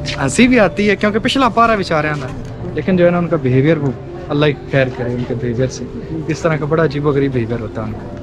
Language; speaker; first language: Urdu; non-native, local second language; Punjabi